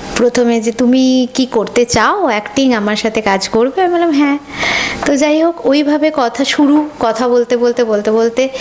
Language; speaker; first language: Bangla; native; Bangla